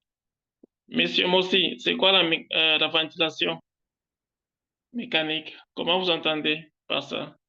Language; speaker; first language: French; non-native, local second language; Rundi